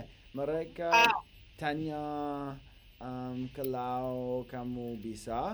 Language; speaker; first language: Indonesian; non-native, learner; English